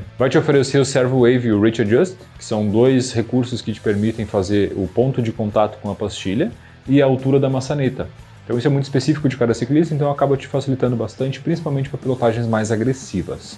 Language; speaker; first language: Portuguese; native; Portuguese